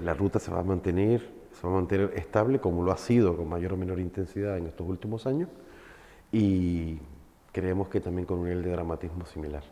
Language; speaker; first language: Spanish; native; Spanish